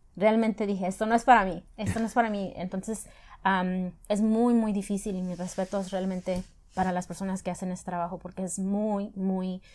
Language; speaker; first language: Spanish; early bilingual, other home language; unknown